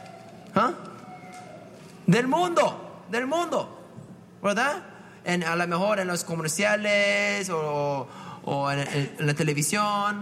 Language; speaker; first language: Spanish; non-native, fluent; English